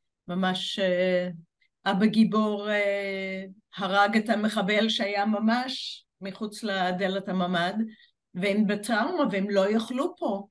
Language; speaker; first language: Hebrew; non-native, fluent; English